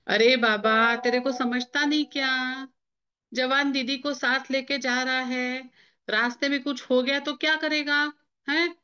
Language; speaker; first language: Hindi; non-native, local second language; Marathi